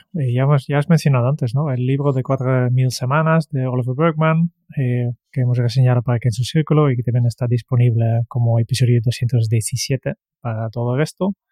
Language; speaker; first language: Spanish; non-native, fluent; Dutch